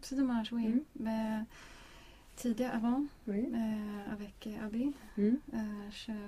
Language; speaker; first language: French; non-native, learner; Swedish